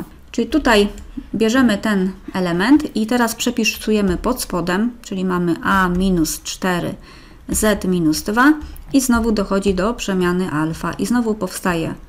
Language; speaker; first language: Polish; native; Polish